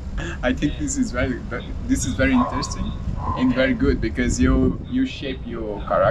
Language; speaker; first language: English; non-native, learner; Portuguese